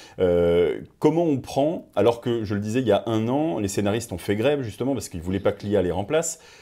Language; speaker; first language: French; native; French